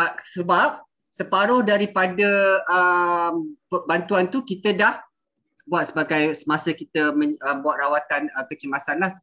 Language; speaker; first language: Malay; native; Malay